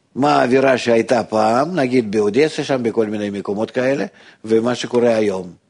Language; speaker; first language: Hebrew; non-native, fluent; Russian